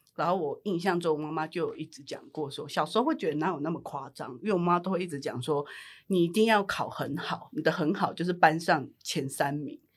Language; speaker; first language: Chinese; native; Chinese